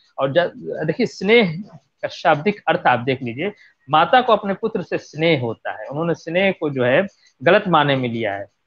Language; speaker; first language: Hindi; non-native, local second language; Bhojpuri